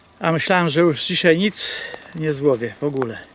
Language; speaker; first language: Polish; native; Polish